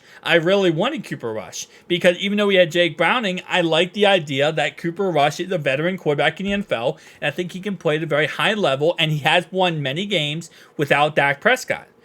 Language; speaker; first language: English; native; English